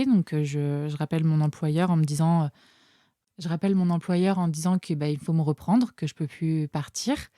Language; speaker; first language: French; native; French